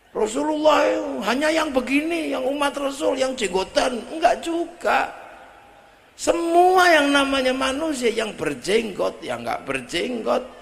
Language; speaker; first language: Indonesian; non-native, local second language; Javanese